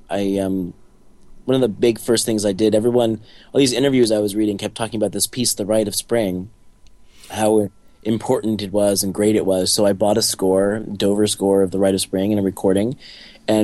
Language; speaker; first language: English; native; English